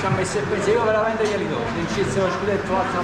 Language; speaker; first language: Italian; native; Italian